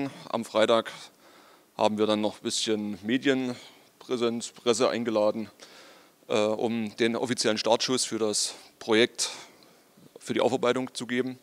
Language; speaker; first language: German; native; German